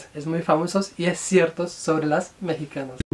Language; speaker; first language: Spanish; non-native, learner; Urdu